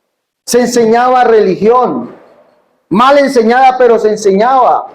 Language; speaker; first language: Spanish; native; Spanish